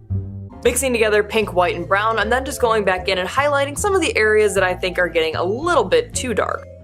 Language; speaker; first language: English; native; English